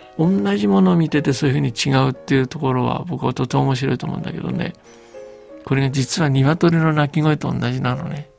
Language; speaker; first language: Japanese; early bilingual, heritage; Japanese